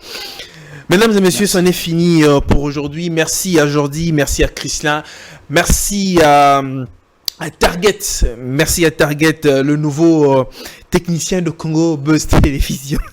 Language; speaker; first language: French; non-native, local second language; Lingala